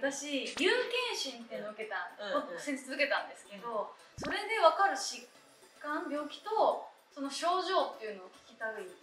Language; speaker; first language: Japanese; native; Japanese